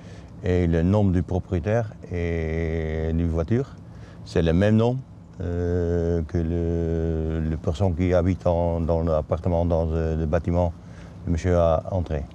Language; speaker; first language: French; non-native, learner; Dutch